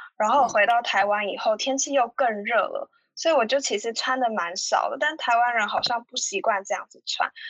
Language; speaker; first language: Chinese; native; Chinese